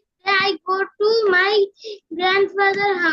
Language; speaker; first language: English; non-native, learner; Bangla